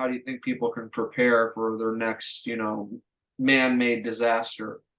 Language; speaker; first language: English; native; English